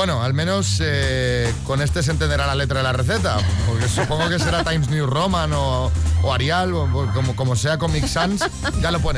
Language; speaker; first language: Spanish; native; Spanish